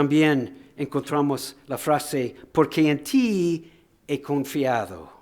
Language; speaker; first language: Spanish; non-native, fluent; English